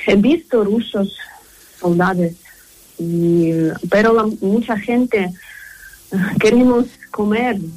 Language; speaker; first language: Spanish; non-native, learner; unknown